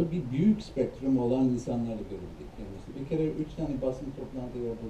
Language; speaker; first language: Turkish; non-native, fluent; English